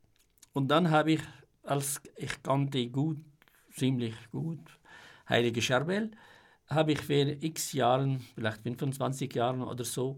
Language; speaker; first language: German; non-native, fluent; Arabic